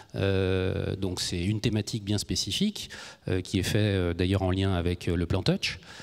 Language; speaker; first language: French; native; French